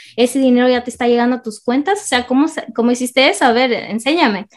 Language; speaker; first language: Spanish; early bilingual, heritage; Spanish